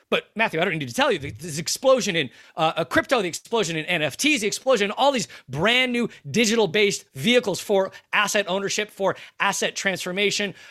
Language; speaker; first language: English; native; English